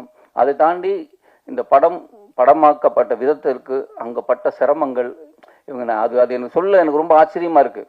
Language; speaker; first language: Tamil; native; Tamil